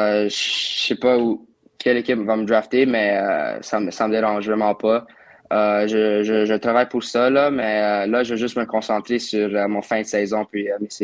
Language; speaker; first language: French; non-native, local second language; English